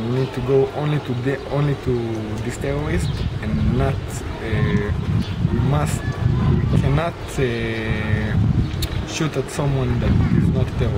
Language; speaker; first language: English; non-native, fluent; Hebrew